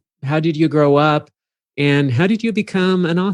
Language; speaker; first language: English; native; English